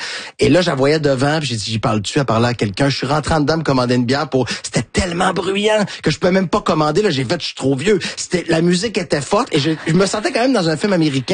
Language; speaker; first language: French; native; French